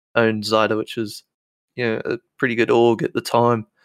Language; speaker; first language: English; native; English